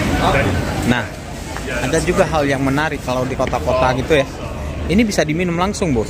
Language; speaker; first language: Indonesian; native; Indonesian